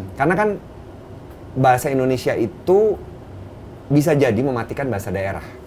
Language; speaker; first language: Indonesian; native; Indonesian